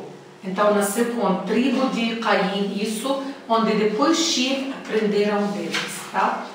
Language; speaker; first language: Portuguese; non-native, learner; Arabic